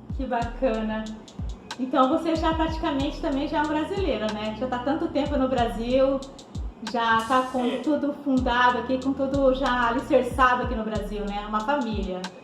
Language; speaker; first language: Portuguese; native; Portuguese